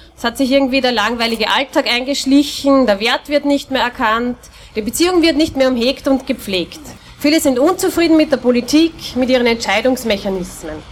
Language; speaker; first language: German; native; German